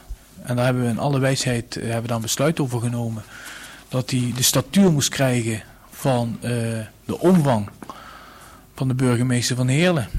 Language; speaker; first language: Dutch; native; Dutch